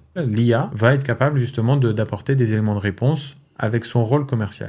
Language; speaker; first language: French; native; French